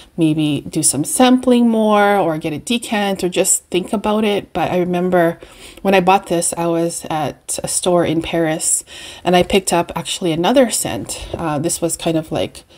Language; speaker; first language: English; native; English